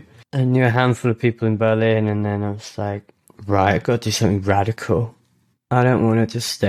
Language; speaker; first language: English; native; English